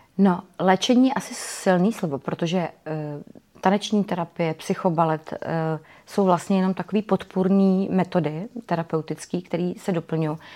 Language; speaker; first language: Czech; native; Czech